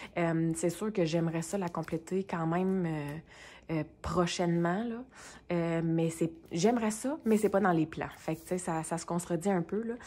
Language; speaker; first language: French; native; French